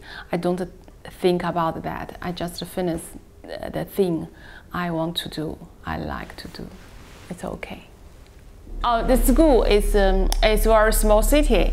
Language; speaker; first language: English; non-native, learner; Chinese